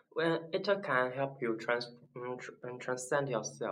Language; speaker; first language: English; non-native, learner; Chinese